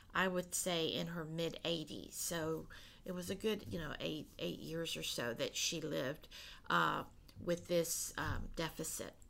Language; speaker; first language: English; native; English